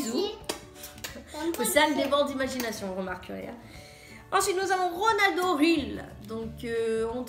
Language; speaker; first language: French; native; French